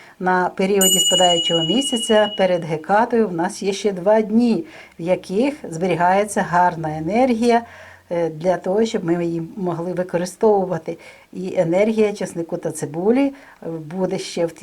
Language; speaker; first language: Ukrainian; native; Ukrainian